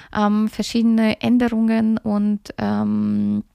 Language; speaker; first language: German; early bilingual, other home language; Russian